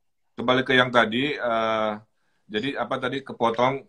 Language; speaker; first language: Indonesian; native; Indonesian